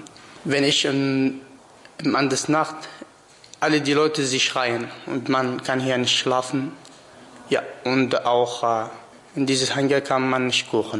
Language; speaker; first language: German; non-native, learner; Arabic